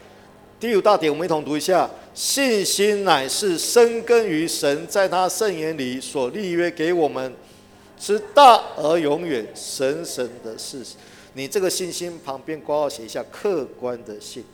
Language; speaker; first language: Chinese; native; Chinese